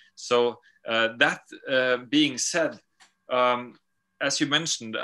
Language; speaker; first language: English; non-native, fluent; Norwegian